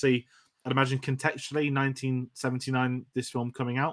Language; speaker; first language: English; native; English